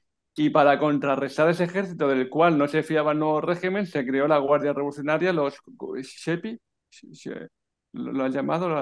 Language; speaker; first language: Spanish; native; Spanish